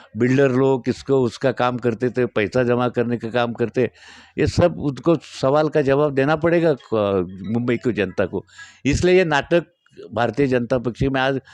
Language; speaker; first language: Hindi; non-native, local second language; Marathi